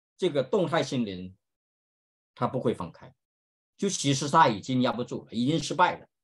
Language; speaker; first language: Chinese; native; Chinese